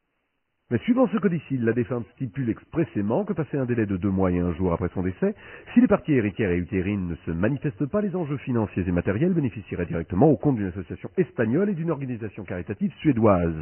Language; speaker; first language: French; native; French